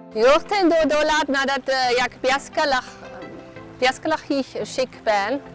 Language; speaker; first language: Mongolian; non-native, learner; German